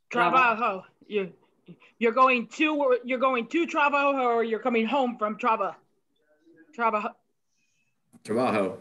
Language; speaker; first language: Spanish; non-native, learner; English